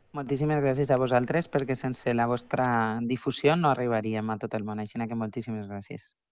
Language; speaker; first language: Catalan; native; Catalan